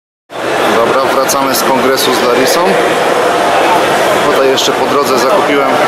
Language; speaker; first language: Polish; native; Polish